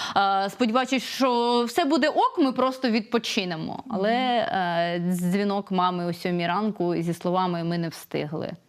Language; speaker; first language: Ukrainian; non-native, local second language; Russian